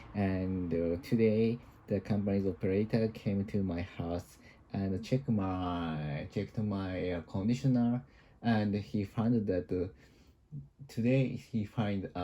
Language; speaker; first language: English; non-native, learner; Japanese